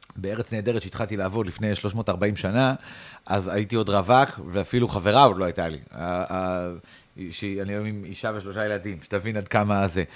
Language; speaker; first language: Hebrew; native; Hebrew